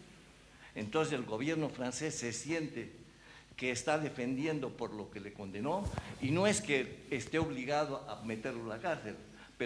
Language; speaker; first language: Spanish; native; Spanish